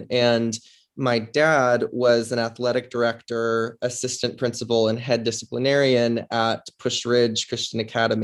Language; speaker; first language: English; native; English